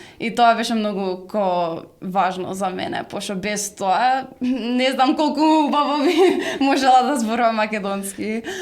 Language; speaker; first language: Macedonian; early bilingual, other home language; English